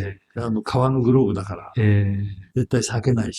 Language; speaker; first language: Japanese; native; Japanese